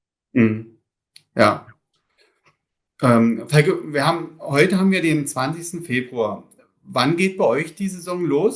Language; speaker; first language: German; native; German